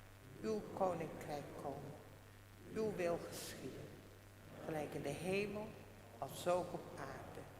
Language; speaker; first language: Dutch; non-native, local second language; Western Frisian